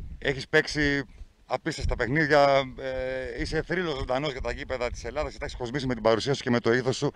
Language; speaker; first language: Greek; native; Greek